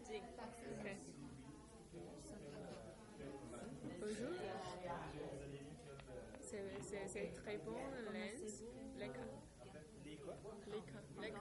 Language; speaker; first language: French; non-native, learner; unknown